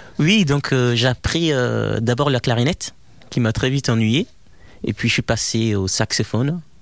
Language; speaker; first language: French; non-native, fluent; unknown